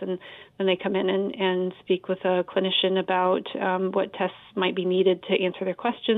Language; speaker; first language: English; native; English